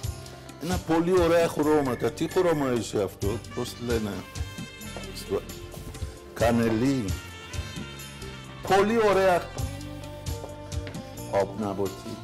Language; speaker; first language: Greek; non-native, learner; Persian